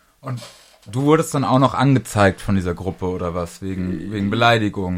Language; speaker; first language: German; native; German